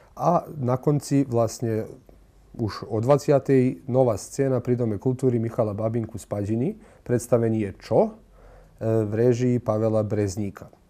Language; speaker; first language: Slovak; native; Slovak